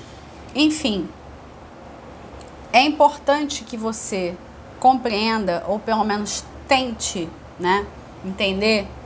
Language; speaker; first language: Portuguese; native; Portuguese